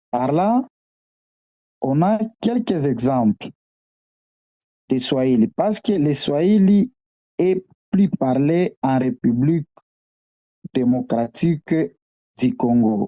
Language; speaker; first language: French; non-native, local second language; Swahili